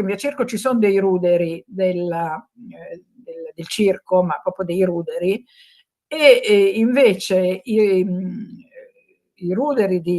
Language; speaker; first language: Italian; native; Italian